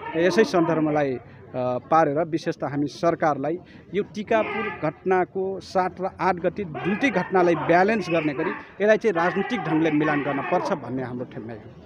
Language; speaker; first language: Nepali; non-native, local second language; Dangaura Tharu